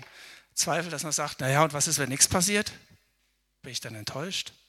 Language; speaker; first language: German; native; German